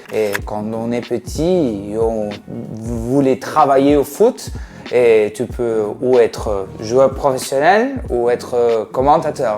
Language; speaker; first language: French; non-native, fluent; Spanish